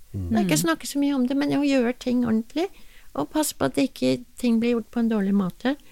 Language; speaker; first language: Norwegian; non-native, fluent; English